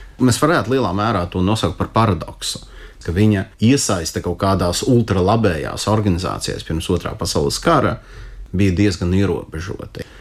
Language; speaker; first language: Latvian; non-native, local second language; Russian